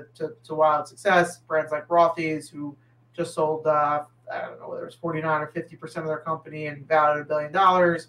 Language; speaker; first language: English; native; English